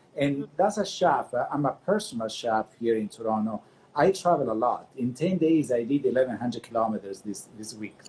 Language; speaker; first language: English; non-native, fluent; Italian